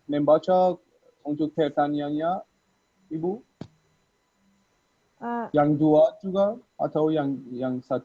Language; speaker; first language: Indonesian; non-native, learner; Persian